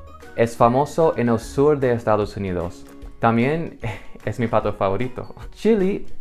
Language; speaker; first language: Spanish; non-native, fluent; English